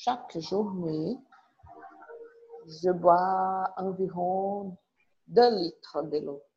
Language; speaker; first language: French; non-native, learner; Portuguese